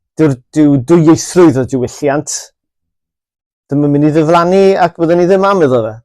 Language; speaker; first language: Welsh; native; Welsh